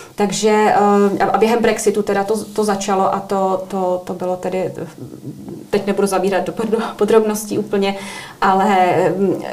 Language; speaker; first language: Czech; native; Czech